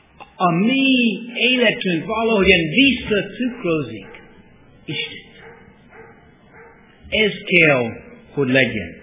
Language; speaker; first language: Hungarian; non-native, fluent; English